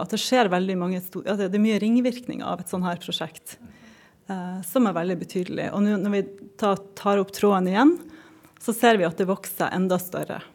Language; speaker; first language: Norwegian; native; Norwegian